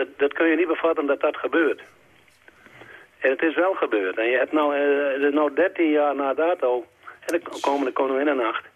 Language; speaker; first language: Dutch; native; Dutch